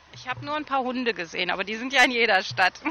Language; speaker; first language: German; native; German